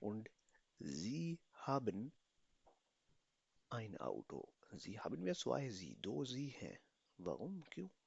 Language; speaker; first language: German; non-native, fluent; Urdu